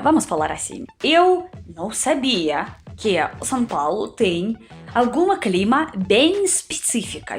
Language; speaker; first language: Portuguese; non-native, fluent; Russian